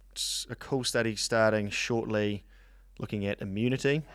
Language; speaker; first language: English; native; English